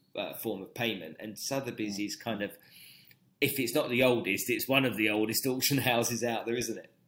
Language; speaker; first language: English; native; English